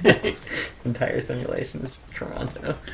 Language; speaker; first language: English; native; English